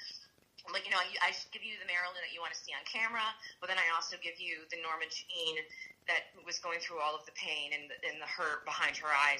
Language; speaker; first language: English; native; English